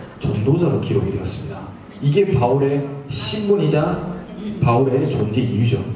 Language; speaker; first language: Korean; native; Korean